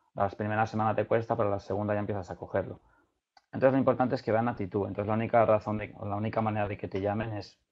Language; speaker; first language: Spanish; native; Spanish